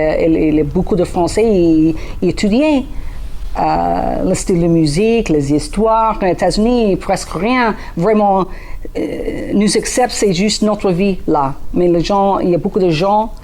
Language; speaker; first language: French; non-native, learner; English